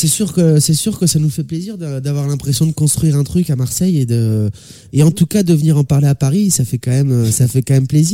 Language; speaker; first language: French; native; French